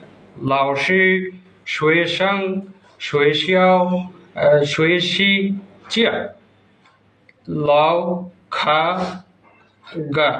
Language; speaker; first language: Chinese; non-native, learner; Bangla